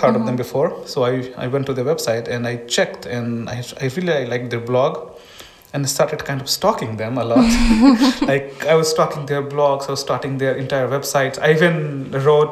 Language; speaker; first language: English; non-native, local second language; Hindi